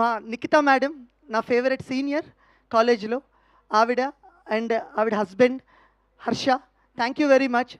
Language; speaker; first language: Telugu; native; Telugu